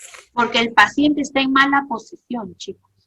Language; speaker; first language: Spanish; native; Spanish